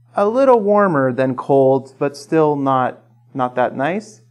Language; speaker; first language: English; native; English